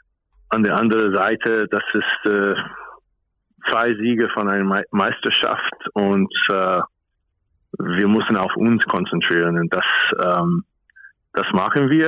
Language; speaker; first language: German; non-native, fluent; English